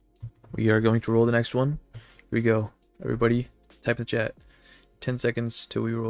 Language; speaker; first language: English; native; English